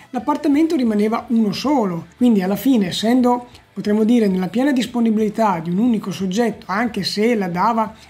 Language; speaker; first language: Italian; native; Italian